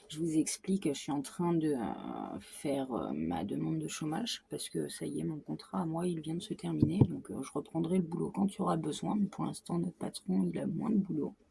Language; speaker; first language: French; native; French